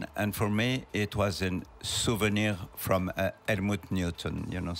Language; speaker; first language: English; non-native, learner; French